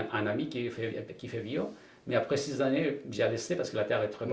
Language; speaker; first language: French; non-native, fluent; Spanish